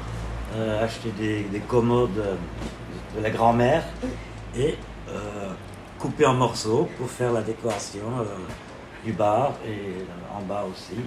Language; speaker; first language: French; non-native, local second language; German